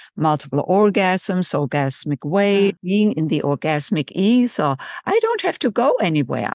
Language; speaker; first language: English; non-native, fluent; German